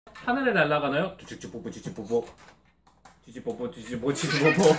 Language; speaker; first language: Korean; native; Korean